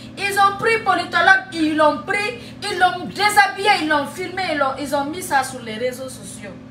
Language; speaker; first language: French; non-native, local second language; Fula